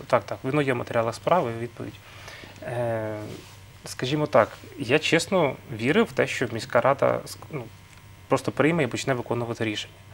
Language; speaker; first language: Ukrainian; native; Ukrainian